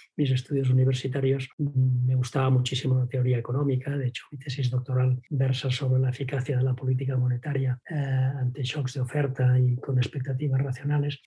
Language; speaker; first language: Spanish; native; Spanish